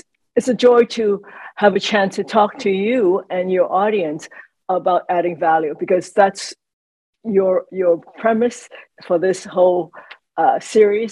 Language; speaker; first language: English; non-native, local second language; Cantonese